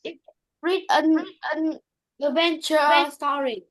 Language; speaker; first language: English; non-native, learner; Vietnamese